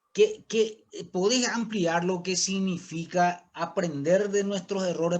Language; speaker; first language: Spanish; native; Spanish